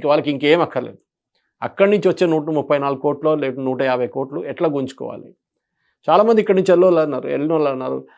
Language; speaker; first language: Telugu; non-native, local second language; Malayalam